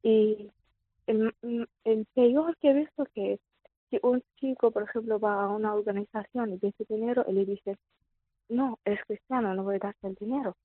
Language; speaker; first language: Spanish; non-native, fluent; Arabic